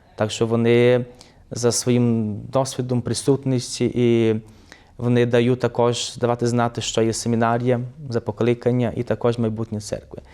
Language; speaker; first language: Ukrainian; early bilingual, heritage; Ukrainian